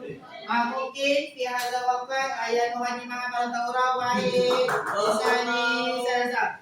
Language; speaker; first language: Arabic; non-native, learner; Malay